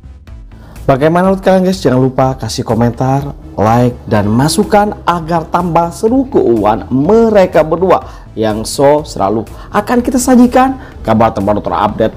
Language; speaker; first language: Indonesian; native; Indonesian